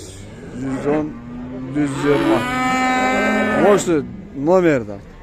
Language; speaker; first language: Russian; non-native, local second language; Kyrgyz